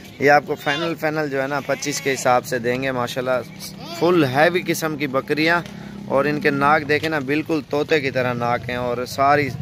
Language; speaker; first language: Urdu; non-native, local second language; Punjabi